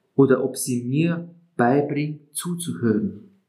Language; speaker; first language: German; non-native, fluent; Slovenian